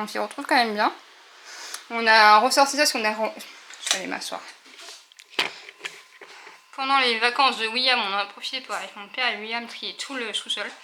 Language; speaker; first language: French; native; French